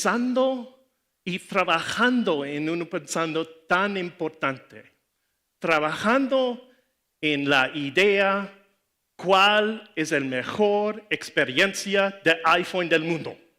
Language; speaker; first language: Spanish; non-native, learner; English